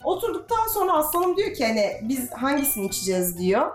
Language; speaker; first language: Turkish; native; Turkish